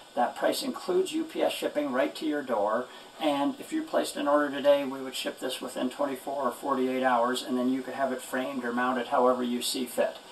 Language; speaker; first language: English; native; English